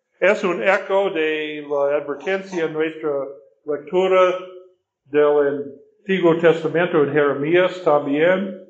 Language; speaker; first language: Spanish; non-native, fluent; English